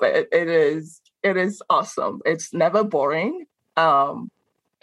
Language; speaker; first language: English; non-native, fluent; French